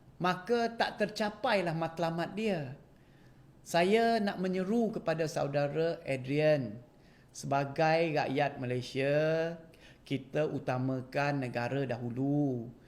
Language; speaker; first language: Malay; non-native, local second language; Chinese